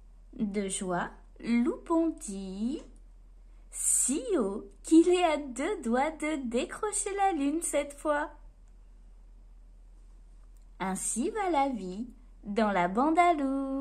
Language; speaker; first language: French; native; French